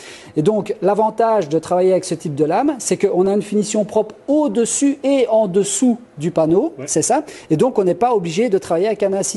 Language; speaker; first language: French; native; French